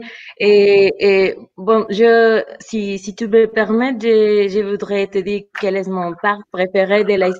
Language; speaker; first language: French; non-native, fluent; Spanish